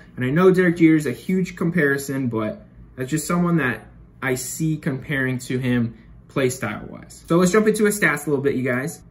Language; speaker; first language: English; native; English